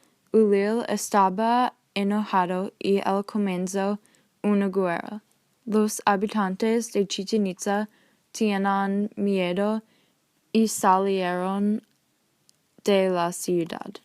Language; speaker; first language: Spanish; non-native, learner; English